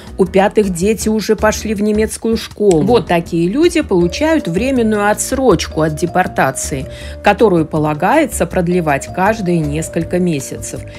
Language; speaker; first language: Russian; native; Russian